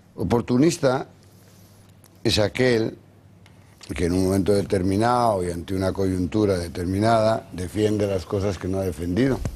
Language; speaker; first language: Spanish; non-native, local second language; Galician